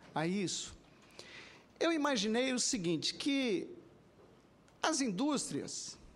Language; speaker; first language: Portuguese; native; Portuguese